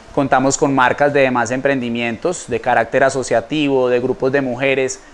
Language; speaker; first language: Spanish; native; Spanish